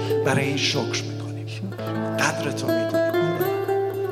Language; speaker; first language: Persian; native; Persian